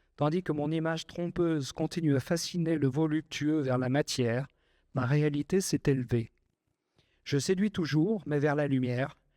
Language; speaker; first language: French; native; French